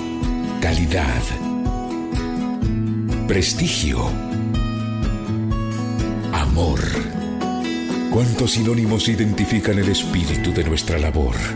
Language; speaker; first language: Spanish; native; Spanish